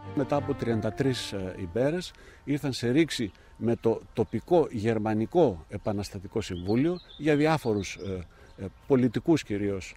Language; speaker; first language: Greek; native; Greek